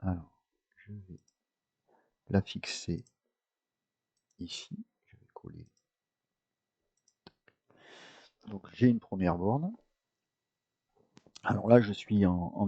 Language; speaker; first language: French; native; French